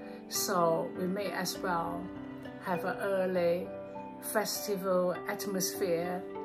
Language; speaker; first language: English; non-native, fluent; Chinese